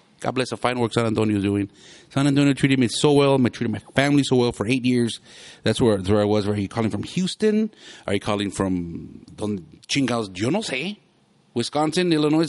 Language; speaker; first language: English; early bilingual, other home language; Spanish